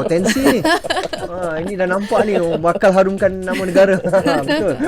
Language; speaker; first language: Malay; native; Malay